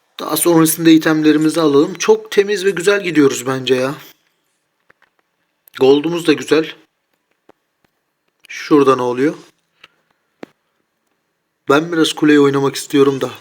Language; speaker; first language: Turkish; native; Turkish